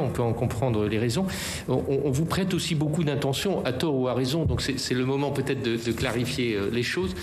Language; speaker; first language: French; native; French